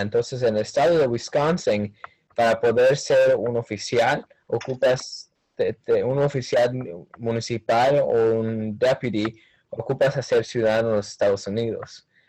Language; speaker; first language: Spanish; early bilingual, heritage; Spanish